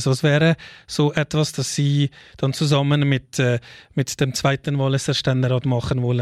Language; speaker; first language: German; native; German